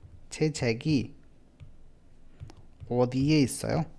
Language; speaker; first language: Korean; non-native, fluent; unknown